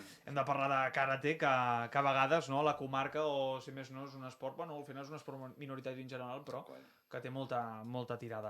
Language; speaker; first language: Catalan; native; Catalan